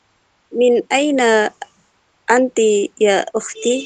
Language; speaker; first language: Arabic; non-native, learner; Indonesian